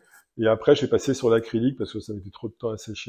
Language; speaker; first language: French; native; French